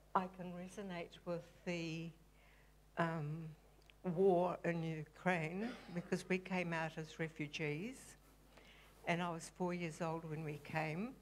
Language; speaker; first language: English; native; English